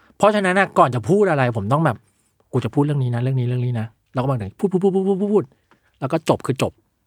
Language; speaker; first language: Thai; early bilingual, other home language; Chinese